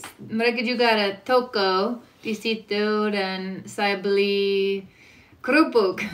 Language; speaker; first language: Indonesian; non-native, fluent; English